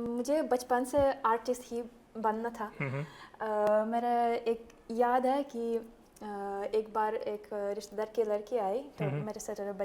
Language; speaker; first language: Hindi; non-native, fluent; Ukrainian